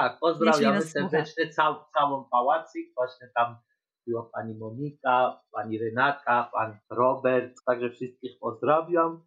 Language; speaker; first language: Polish; non-native, fluent; Georgian